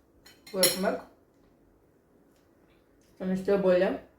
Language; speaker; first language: Turkish; non-native, learner; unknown